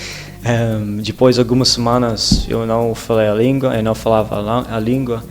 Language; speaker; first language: Portuguese; non-native, learner; Dutch